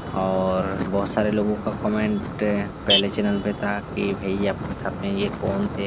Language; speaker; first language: Hindi; non-native, local second language; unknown